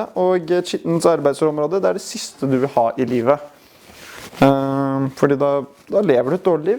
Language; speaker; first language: Norwegian; native; Norwegian